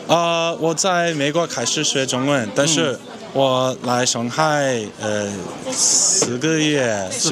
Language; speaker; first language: Chinese; non-native, learner; English